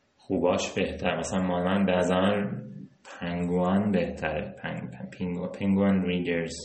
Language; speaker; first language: Persian; native; Persian